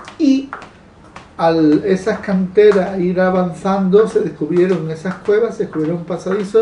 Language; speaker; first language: Spanish; native; Spanish